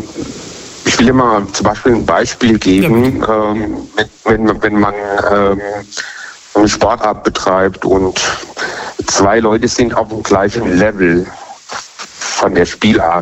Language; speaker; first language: German; native; German